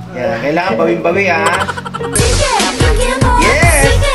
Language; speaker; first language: Filipino; native; Filipino